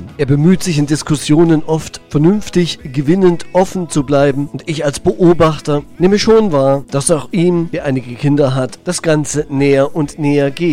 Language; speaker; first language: German; native; German